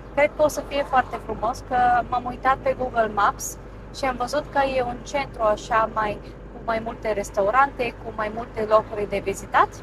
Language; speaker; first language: Romanian; non-native, fluent; Bulgarian